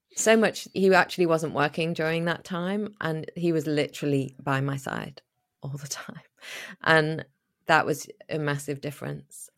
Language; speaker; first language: English; native; English